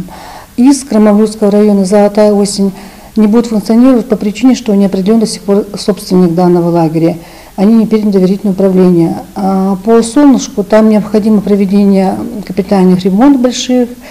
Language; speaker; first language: Russian; non-native, local second language; Kazakh